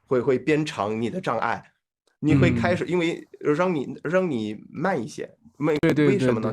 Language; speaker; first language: Chinese; non-native, fluent; English